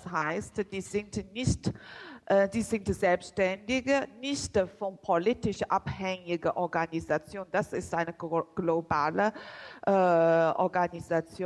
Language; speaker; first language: German; non-native, learner; Chinese